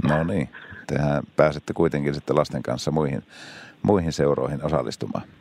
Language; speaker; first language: Finnish; native; Finnish